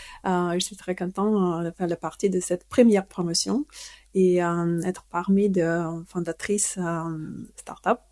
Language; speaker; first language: French; non-native, fluent; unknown